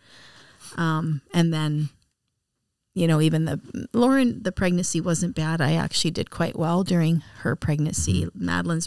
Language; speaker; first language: English; native; English